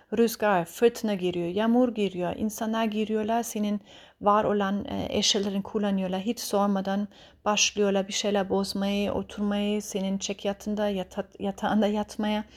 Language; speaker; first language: Turkish; early bilingual, heritage; Turkish